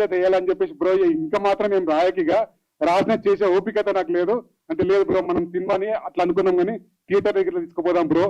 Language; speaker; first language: Telugu; native; Telugu